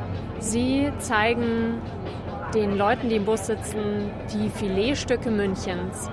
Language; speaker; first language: German; native; German